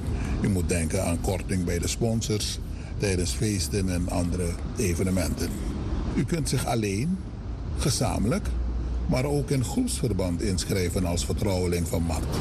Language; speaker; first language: Dutch; native; Dutch